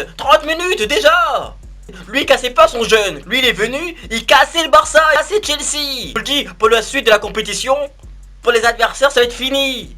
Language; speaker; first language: French; native; French